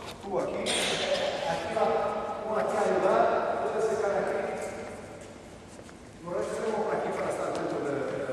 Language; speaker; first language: Spanish; non-native, learner; Portuguese